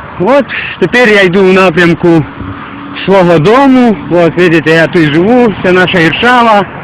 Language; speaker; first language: Ukrainian; native; Ukrainian